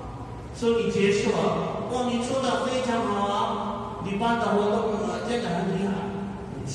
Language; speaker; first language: Chinese; non-native, fluent; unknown